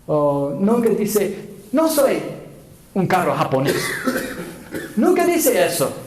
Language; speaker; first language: Spanish; non-native, fluent; English